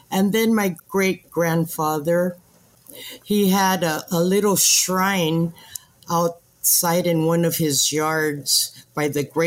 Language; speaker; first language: English; native; English